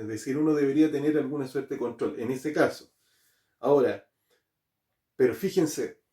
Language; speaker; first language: Spanish; native; Spanish